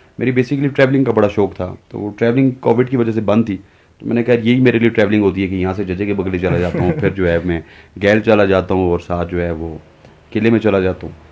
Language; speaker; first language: Urdu; non-native, local second language; Punjabi